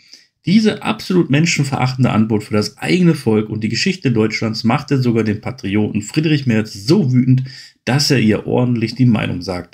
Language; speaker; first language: German; native; German